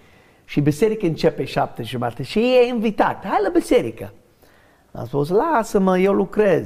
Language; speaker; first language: Romanian; non-native, learner; English